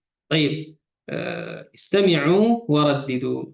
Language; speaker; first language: Arabic; non-native, fluent; Indonesian